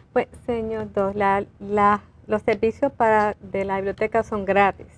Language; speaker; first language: Spanish; native; Spanish